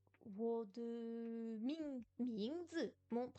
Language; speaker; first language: Chinese; non-native, learner; French